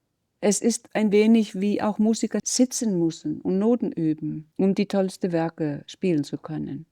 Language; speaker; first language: German; non-native, fluent; Icelandic